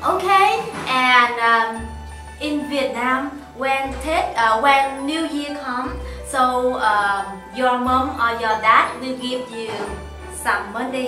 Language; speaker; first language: English; non-native, fluent; Vietnamese